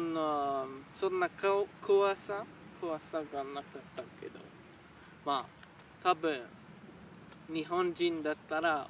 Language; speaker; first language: Japanese; non-native, learner; French